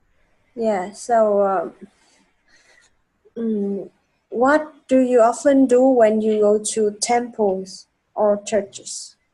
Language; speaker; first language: English; non-native, fluent; Vietnamese